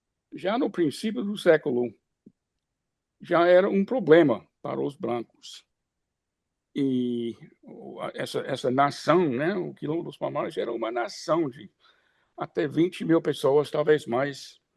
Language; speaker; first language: Portuguese; non-native, fluent; English